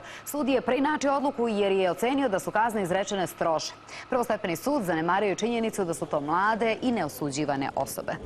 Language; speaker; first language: Serbian; native; Serbian